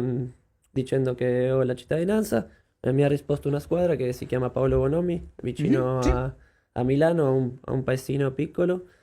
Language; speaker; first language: Italian; non-native, fluent; Spanish